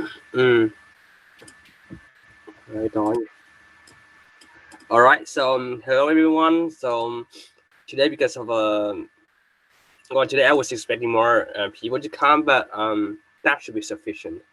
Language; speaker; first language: English; non-native, fluent; Vietnamese